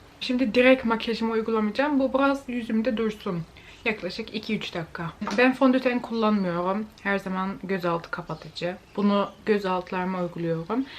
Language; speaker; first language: Turkish; early bilingual, heritage; Turkish